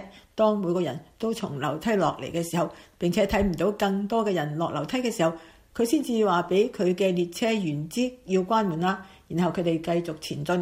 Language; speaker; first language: Chinese; non-native, local second language; Cantonese